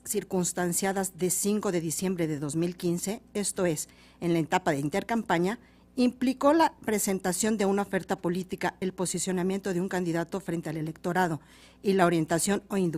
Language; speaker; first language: Spanish; native; Spanish